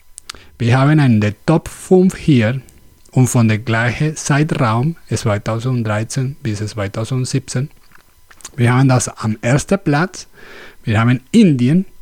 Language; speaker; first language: German; non-native, learner; Spanish